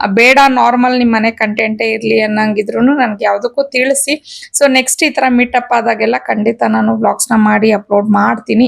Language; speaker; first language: Kannada; non-native, local second language; Telugu